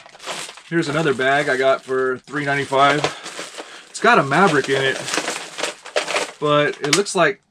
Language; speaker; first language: English; native; English